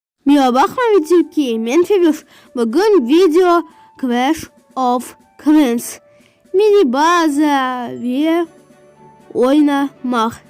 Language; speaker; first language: Turkish; non-native, learner; Crimean Tatar